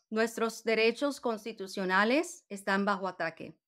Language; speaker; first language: Spanish; early bilingual, other home language; English